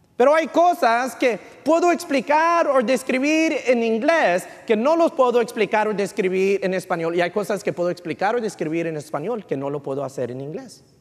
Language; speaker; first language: Spanish; early bilingual, heritage; Spanish